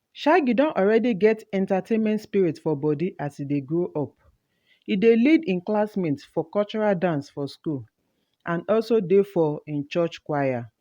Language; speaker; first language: Nigerian Pidgin; native; Nigerian Pidgin